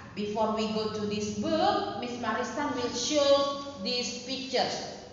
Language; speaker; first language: English; non-native, fluent; Indonesian